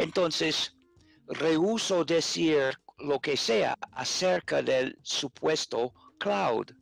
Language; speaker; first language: Spanish; non-native, fluent; English